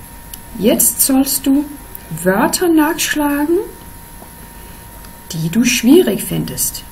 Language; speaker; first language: German; non-native, fluent; Danish